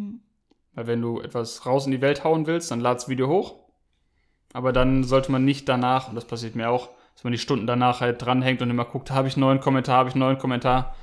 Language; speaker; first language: German; native; German